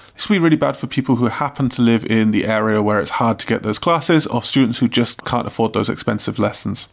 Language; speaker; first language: English; native; English